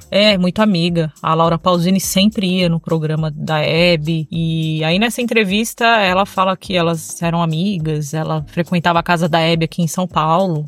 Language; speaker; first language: Portuguese; native; Portuguese